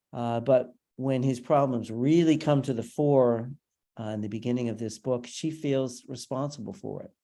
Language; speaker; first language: English; native; English